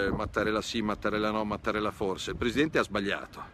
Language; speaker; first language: Italian; native; Italian